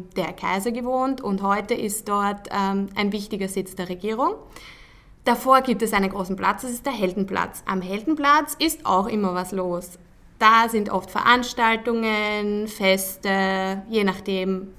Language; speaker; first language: German; native; German